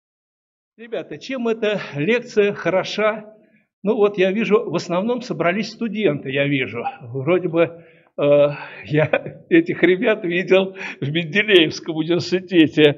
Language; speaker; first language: Russian; native; Russian